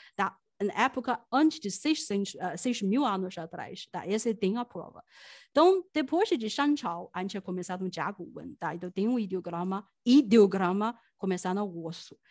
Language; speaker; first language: Portuguese; non-native, fluent; Chinese